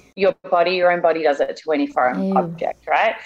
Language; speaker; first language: English; native; English